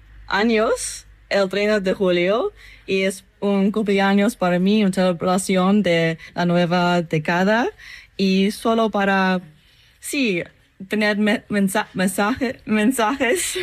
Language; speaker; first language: Spanish; non-native, fluent; English